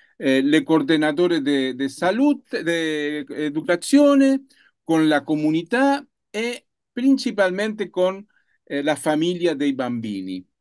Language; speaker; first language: Italian; non-native, learner; Spanish